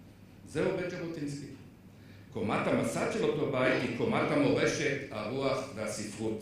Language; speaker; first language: Hebrew; native; Hebrew